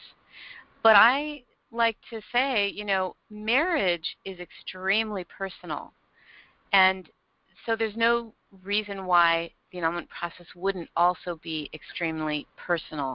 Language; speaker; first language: English; native; English